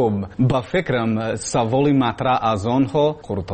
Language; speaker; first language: Persian; non-native, learner; English